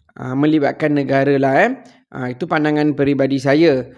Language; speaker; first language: Malay; native; Malay